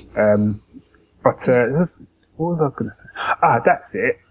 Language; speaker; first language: English; native; English